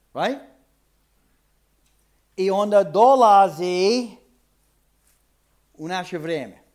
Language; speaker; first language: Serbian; non-native, fluent; English